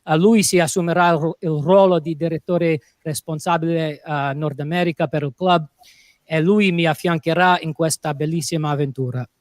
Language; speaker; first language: Italian; non-native, fluent; English